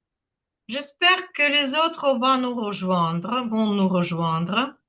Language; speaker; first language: French; non-native, fluent; Ukrainian